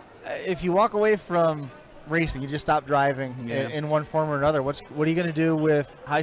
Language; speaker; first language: English; native; English